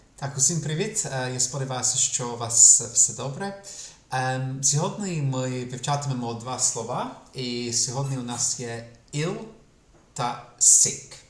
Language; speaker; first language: Ukrainian; non-native, fluent; English